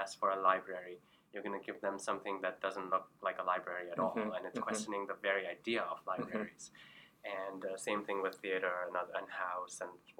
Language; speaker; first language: English; non-native, local second language; Urdu